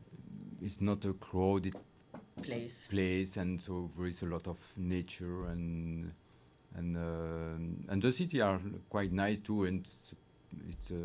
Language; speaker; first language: English; non-native, learner; French